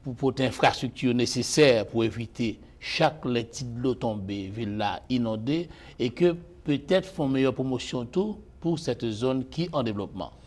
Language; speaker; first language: Haitian Creole; native; Haitian Creole